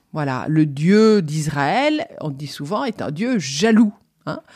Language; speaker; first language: French; native; French